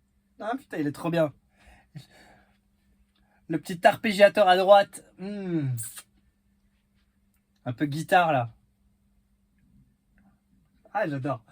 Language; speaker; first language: French; native; French